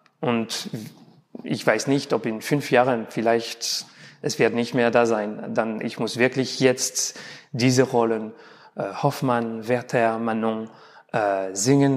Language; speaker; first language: German; non-native, learner; French